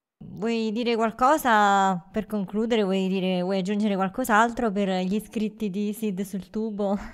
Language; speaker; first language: Italian; native; Italian